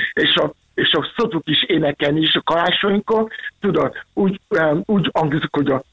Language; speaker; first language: Hungarian; non-native, learner; Yoruba